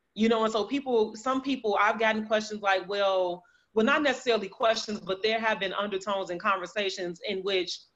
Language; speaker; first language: English; native; English